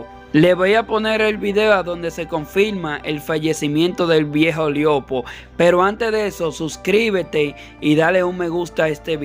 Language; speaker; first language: Spanish; native; Spanish